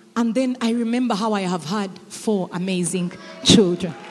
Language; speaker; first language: English; non-native, local second language; Ganda